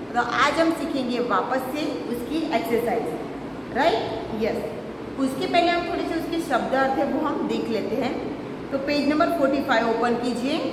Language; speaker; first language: Hindi; non-native, local second language; Gujarati